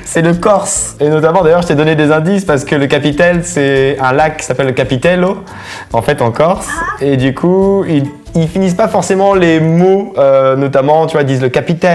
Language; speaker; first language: French; native; French